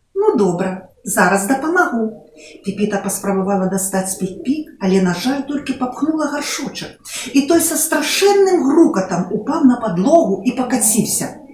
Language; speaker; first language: Belarusian; non-native, local second language; Russian